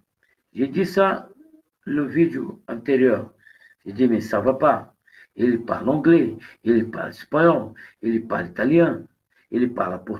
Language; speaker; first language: French; non-native, fluent; Portuguese